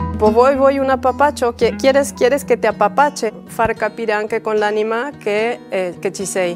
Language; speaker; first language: Italian; non-native, fluent; Spanish